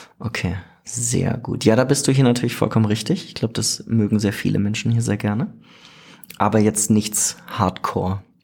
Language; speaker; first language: German; native; German